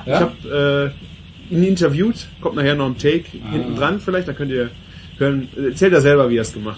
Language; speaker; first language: German; native; German